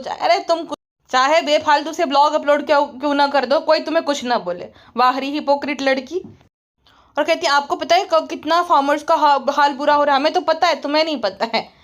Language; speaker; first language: Hindi; native; Hindi